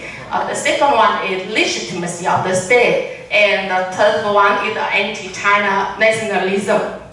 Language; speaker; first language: English; non-native, learner; Vietnamese